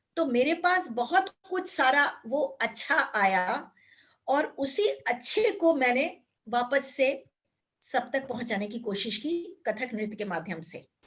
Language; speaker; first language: Hindi; native; Hindi